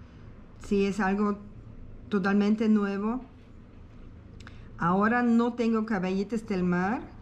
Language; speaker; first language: Spanish; non-native, learner; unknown